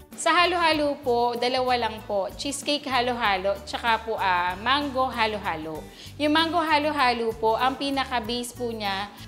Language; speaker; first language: Filipino; native; Filipino